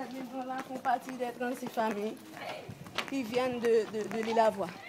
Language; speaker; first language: French; non-native, local second language; Haitian Creole